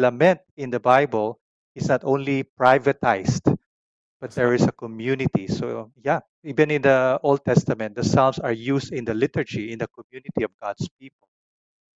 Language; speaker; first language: English; non-native, local second language; Filipino